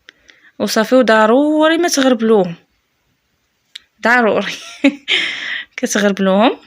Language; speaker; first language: Arabic; native; Arabic